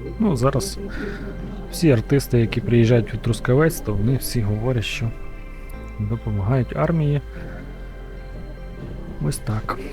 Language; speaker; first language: Ukrainian; native; Ukrainian